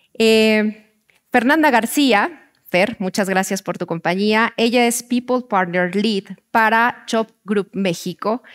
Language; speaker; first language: Spanish; native; Spanish